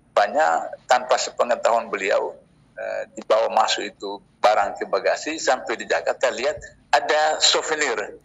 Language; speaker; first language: Indonesian; native; Indonesian